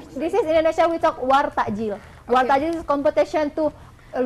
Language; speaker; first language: English; non-native, learner; Indonesian